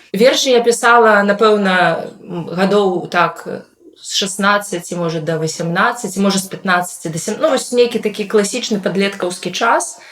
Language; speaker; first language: Belarusian; non-native, local second language; Russian